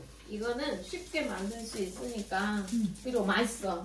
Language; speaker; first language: Korean; non-native, fluent; Vietnamese